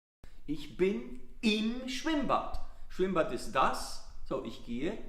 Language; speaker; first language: German; non-native, fluent; Italian